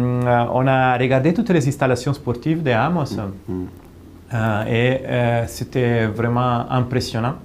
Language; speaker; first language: French; non-native, fluent; Italian